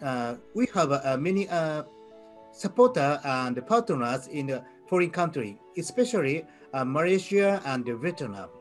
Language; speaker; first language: English; non-native, learner; Japanese